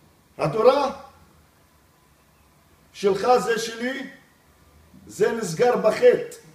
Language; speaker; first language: Hebrew; non-native, local second language; Arabic